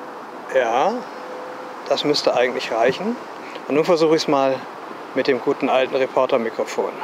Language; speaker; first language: German; native; German